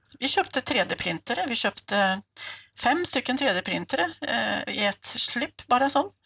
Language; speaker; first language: Swedish; native; Swedish